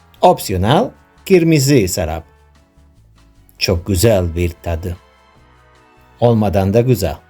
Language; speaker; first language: Turkish; non-native, learner; Spanish